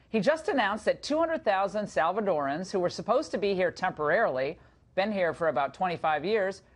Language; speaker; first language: English; native; English